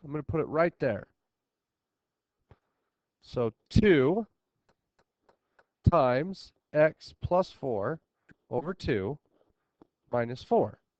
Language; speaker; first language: English; native; English